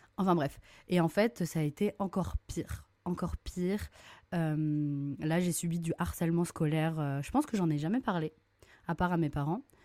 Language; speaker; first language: French; native; French